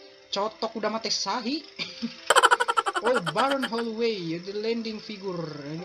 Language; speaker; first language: English; non-native, learner; Indonesian